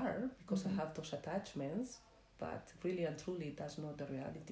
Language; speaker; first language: English; non-native, fluent; Spanish